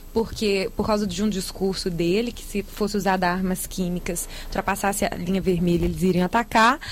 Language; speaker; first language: Portuguese; native; Portuguese